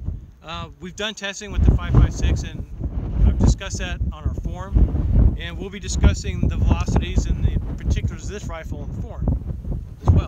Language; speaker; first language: English; native; English